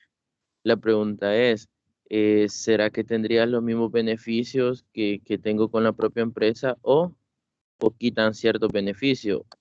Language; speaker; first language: Spanish; native; Spanish